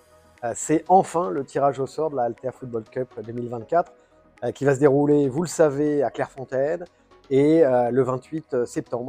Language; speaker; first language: French; native; French